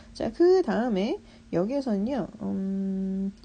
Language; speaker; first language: Korean; native; Korean